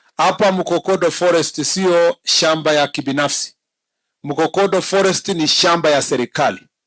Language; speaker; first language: Swahili; non-native, local second language; Kalenjin